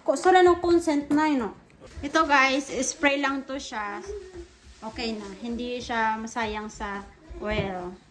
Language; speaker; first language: Filipino; native; Filipino